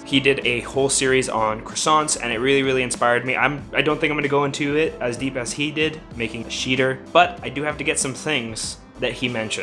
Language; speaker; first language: English; native; English